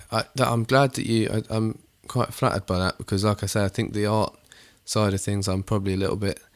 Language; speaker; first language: English; native; English